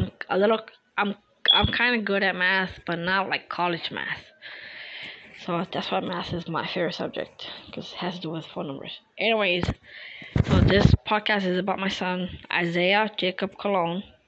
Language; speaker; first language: English; early bilingual, other home language; Spanish